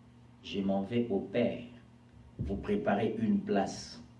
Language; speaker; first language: French; non-native, local second language; Lingala